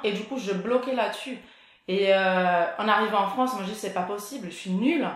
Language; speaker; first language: French; non-native, fluent; Portuguese